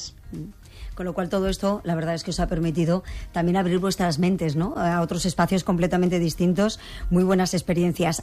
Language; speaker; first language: Spanish; native; Spanish